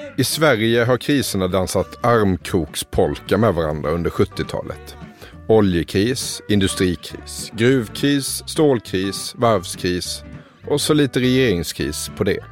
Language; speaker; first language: Swedish; native; Swedish